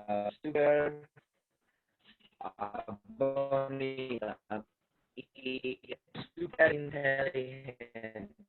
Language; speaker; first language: Spanish; non-native, learner; English